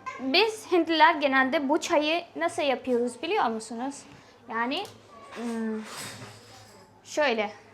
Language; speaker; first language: Turkish; non-native, fluent; Hindi